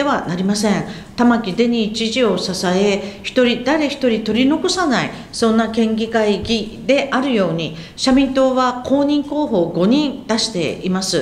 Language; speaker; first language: Japanese; native; Japanese